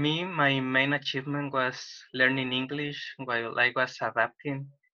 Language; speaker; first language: English; non-native, fluent; Spanish